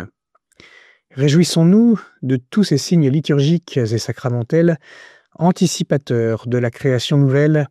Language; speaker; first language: French; native; French